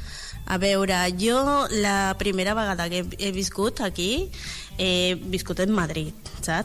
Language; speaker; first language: Catalan; non-native, learner; Spanish